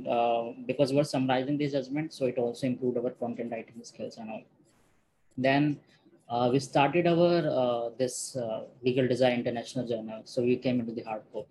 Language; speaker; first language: English; non-native, local second language; Hindi